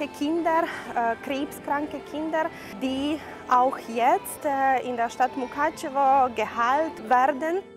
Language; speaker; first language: German; early bilingual, heritage; German